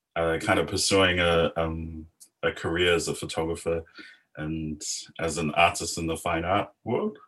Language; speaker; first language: English; native; English